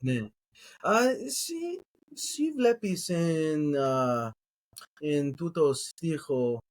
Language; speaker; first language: Greek; non-native, learner; English